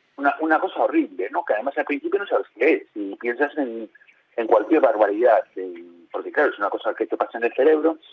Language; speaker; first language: Spanish; native; Spanish